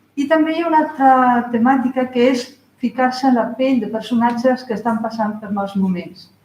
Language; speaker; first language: Catalan; non-native, local second language; Spanish